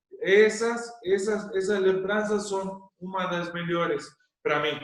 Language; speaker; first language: Portuguese; non-native, learner; Spanish